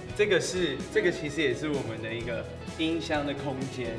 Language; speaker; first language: Chinese; native; Chinese